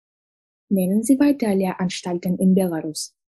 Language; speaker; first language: German; non-native, fluent; Russian